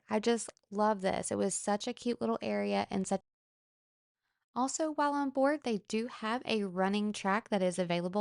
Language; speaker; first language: English; native; English